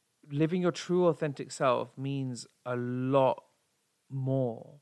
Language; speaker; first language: English; native; English